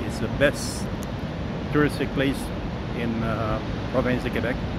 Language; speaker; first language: English; non-native, learner; French